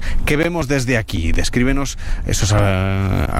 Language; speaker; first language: Spanish; native; Spanish